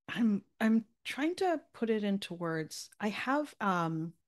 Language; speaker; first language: English; native; English